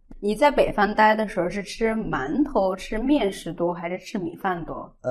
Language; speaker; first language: Chinese; native; Chinese